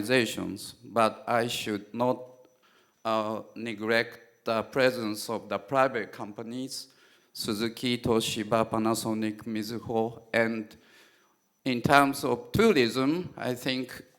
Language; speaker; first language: English; non-native, fluent; Japanese